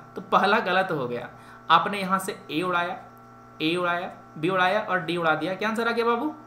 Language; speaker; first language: Hindi; native; Hindi